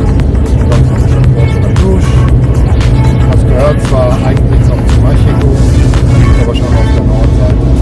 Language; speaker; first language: German; native; German